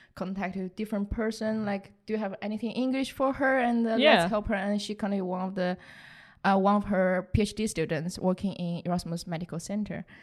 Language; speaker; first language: English; non-native, fluent; Chinese